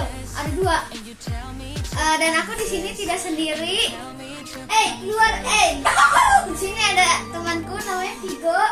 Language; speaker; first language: Indonesian; native; Indonesian